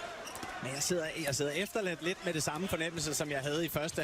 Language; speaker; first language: Danish; native; Danish